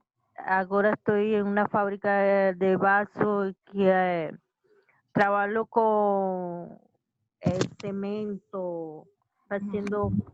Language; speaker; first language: Portuguese; non-native, learner; Spanish